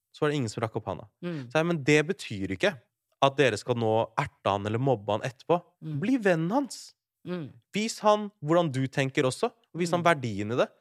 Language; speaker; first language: Norwegian; native; Norwegian